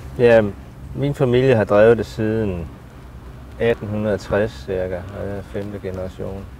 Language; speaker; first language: Danish; native; Danish